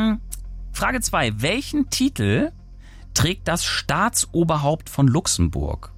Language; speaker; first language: German; native; German